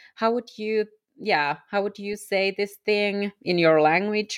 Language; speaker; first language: English; non-native, fluent; Finnish